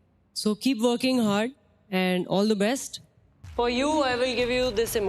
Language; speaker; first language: Hindi; native; Hindi